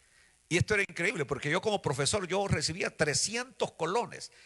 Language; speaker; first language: Spanish; native; Spanish